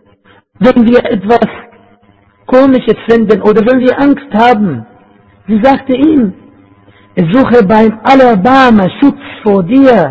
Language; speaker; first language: German; non-native, fluent; Arabic